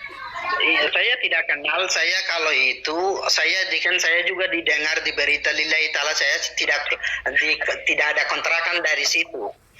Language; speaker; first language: Indonesian; non-native, learner; Rohingya